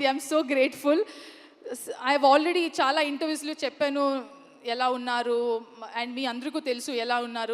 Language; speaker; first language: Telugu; non-native, learner; Kannada